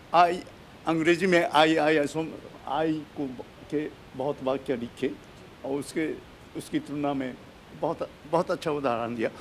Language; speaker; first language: Hindi; non-native, fluent; Japanese